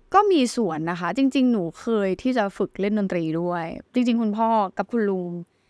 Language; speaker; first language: Thai; native; Thai